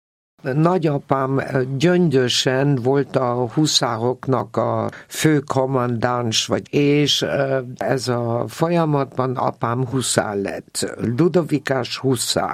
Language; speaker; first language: Hungarian; non-native, fluent; German